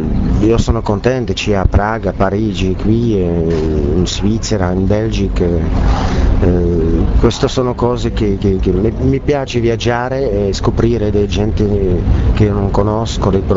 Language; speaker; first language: Italian; non-native, learner; Czech